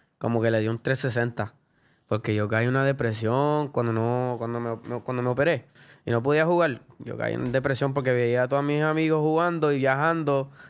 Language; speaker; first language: Spanish; early bilingual, other home language; English